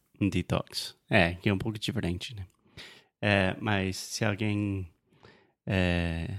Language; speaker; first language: Portuguese; non-native, fluent; English